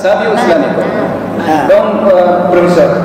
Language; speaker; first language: Spanish; non-native, learner; Arabic